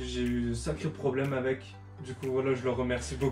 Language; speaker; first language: French; native; French